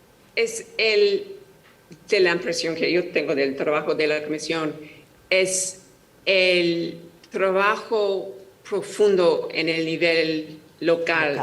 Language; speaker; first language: Spanish; non-native, fluent; English